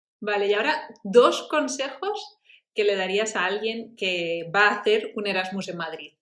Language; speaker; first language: Spanish; native; Spanish